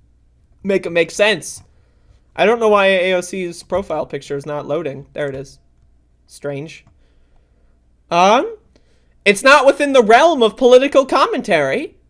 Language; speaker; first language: English; native; English